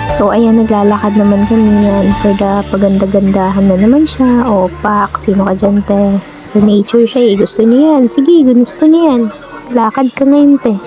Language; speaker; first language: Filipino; non-native, local second language; Hiligaynon